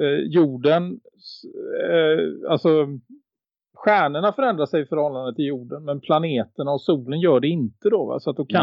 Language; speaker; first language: Swedish; native; Swedish